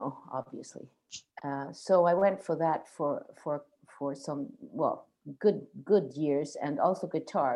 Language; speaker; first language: English; non-native, fluent; Swedish